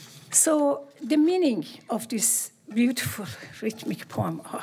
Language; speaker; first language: English; non-native, fluent; Persian